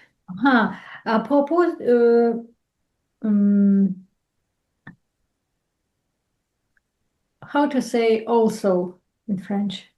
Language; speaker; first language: English; non-native, fluent; Russian